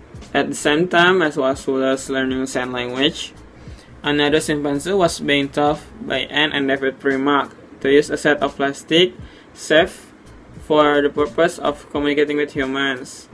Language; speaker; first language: English; non-native, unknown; Indonesian